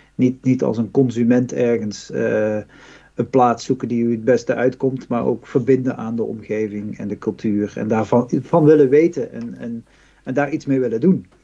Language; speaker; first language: Dutch; native; Dutch